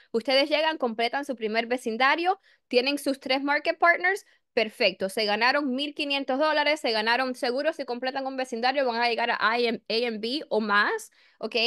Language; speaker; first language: Spanish; early bilingual, heritage; Spanish